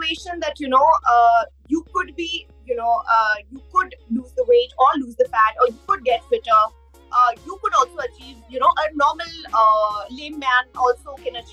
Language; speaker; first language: English; non-native, local second language; Hindi